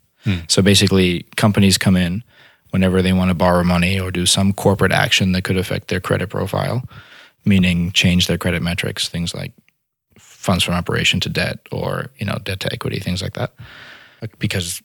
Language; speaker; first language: English; native; English